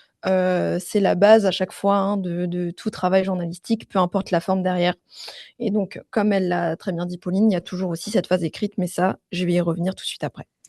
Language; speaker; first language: French; native; French